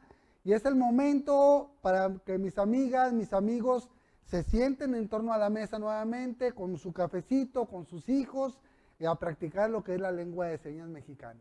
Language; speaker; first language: Spanish; native; Spanish